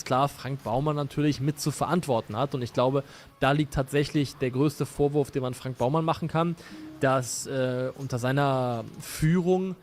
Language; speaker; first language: German; native; German